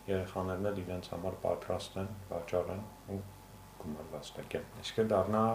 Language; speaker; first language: Armenian; native; Armenian